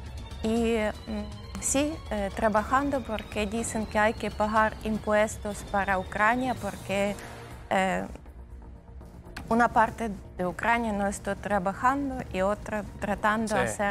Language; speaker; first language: Spanish; non-native, learner; Ukrainian